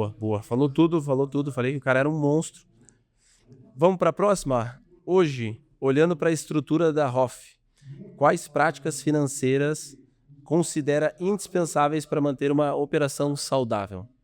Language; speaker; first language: Portuguese; native; Portuguese